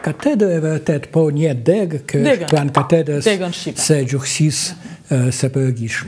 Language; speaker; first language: Albanian; non-native, fluent; Russian